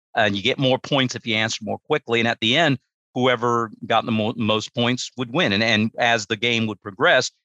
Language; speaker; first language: English; native; English